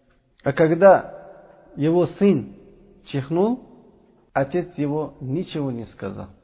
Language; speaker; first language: Russian; non-native, local second language; Uzbek